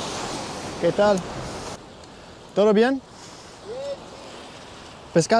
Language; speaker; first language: Spanish; non-native, learner; English